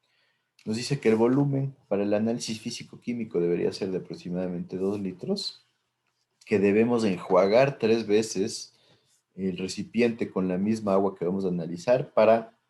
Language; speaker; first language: Spanish; native; Spanish